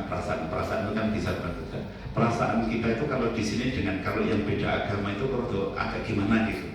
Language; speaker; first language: Indonesian; native; Indonesian